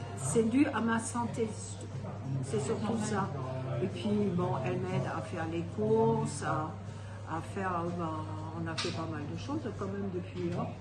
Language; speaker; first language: French; non-native, fluent; German